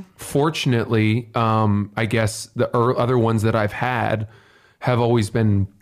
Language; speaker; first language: English; native; English